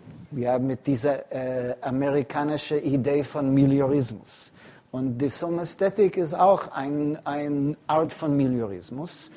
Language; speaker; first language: German; non-native, fluent; English